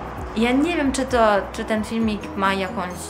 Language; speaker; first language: Polish; early bilingual, heritage; Polish